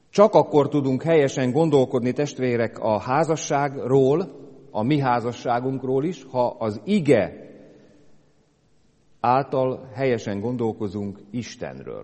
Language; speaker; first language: Hungarian; native; Hungarian